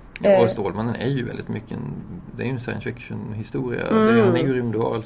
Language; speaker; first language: Swedish; native; Swedish